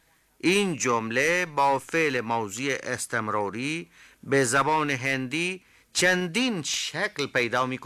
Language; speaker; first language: Persian; non-native, fluent; Hindi